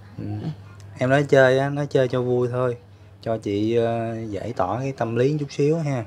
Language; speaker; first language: Vietnamese; native; Vietnamese